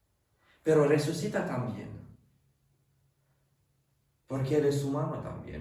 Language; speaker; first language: Spanish; non-native, fluent; French